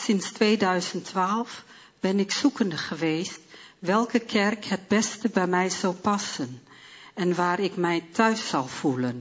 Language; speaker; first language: Dutch; early bilingual, other home language; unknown